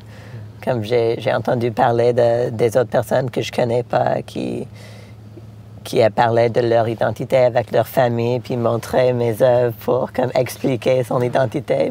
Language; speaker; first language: French; non-native, local second language; English